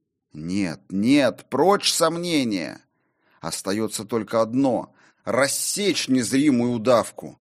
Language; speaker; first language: Russian; native; Russian